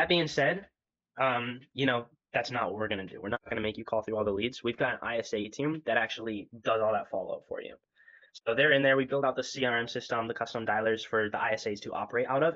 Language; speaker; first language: English; native; English